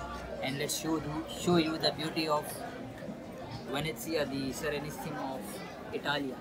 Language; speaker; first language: English; non-native, fluent; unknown